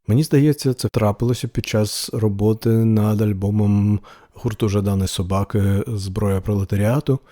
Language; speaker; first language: Ukrainian; non-native, local second language; Russian